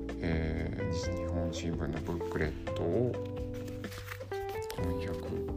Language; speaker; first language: Japanese; native; Japanese